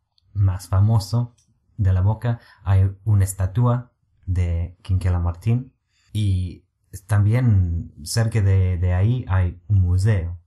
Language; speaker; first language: Spanish; non-native, fluent; English